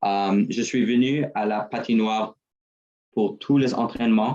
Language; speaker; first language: French; non-native, learner; English